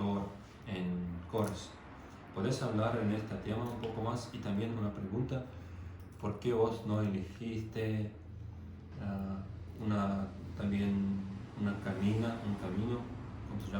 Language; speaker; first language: Spanish; non-native, fluent; Russian